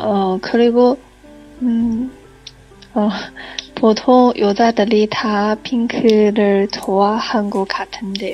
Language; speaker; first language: Korean; non-native, learner; Chinese